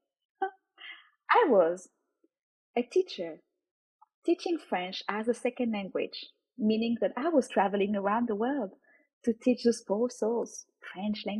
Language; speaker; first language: English; non-native, fluent; French